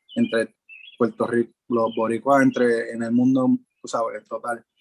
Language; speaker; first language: Spanish; early bilingual, heritage; Spanish